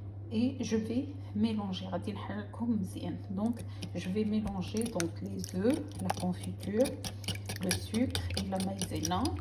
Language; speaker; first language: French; non-native, local second language; Arabic